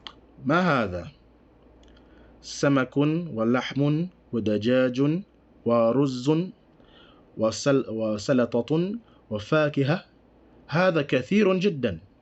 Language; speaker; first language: Arabic; non-native, fluent; English